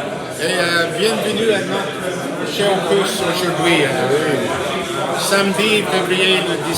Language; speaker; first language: French; non-native, local second language; English